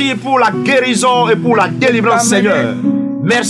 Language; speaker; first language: French; non-native, local second language; Ewe